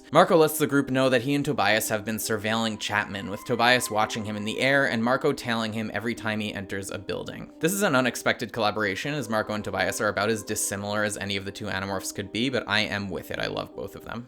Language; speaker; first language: English; native; English